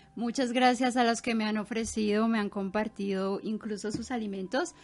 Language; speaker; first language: Spanish; native; Spanish